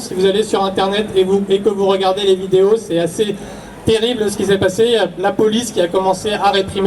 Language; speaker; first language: French; native; French